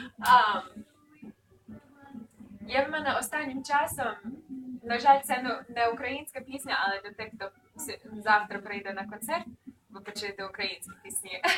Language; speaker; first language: Ukrainian; early bilingual, other home language; English